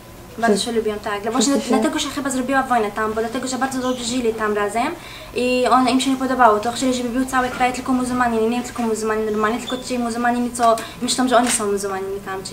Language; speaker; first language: Polish; early bilingual, heritage; Arabic